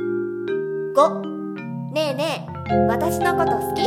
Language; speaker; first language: Japanese; native; Japanese